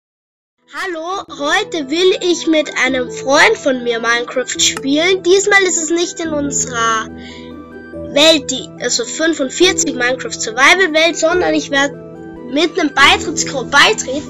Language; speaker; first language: German; native; German